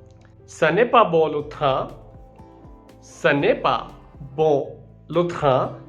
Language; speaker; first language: French; non-native, fluent; Hindi